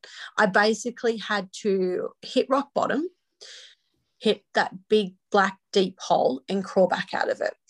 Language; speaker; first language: English; native; English